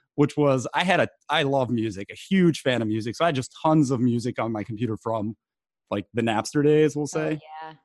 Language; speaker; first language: English; native; English